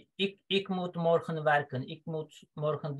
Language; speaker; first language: Dutch; non-native, fluent; Turkish